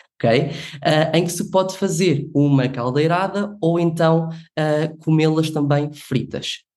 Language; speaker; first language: Portuguese; native; Portuguese